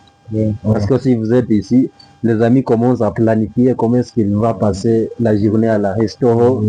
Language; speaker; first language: French; non-native, learner; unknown